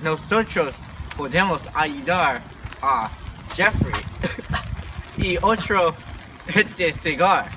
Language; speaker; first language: Spanish; non-native, learner; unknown